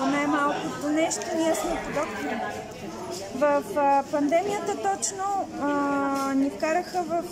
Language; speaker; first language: Bulgarian; native; Bulgarian